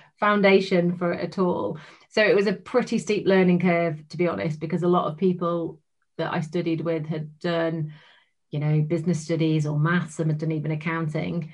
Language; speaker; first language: English; native; English